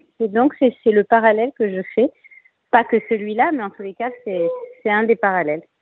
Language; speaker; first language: French; native; French